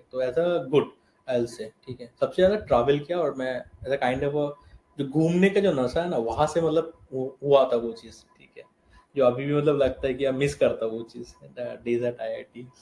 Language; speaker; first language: Hindi; non-native, local second language; Bangla